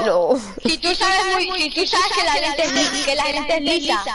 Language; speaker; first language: Spanish; native; Spanish